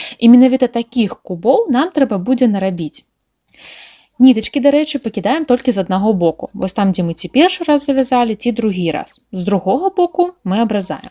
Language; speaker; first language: Belarusian; native; Belarusian